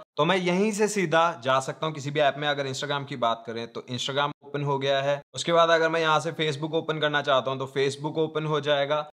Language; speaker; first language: Hindi; non-native, local second language; Punjabi